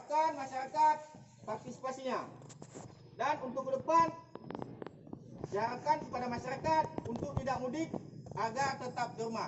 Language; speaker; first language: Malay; non-native, local second language; Achinese